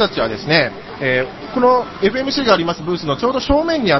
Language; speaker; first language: Japanese; native; Japanese